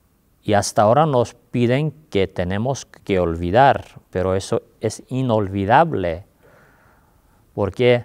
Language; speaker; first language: Spanish; non-native, fluent; Armenian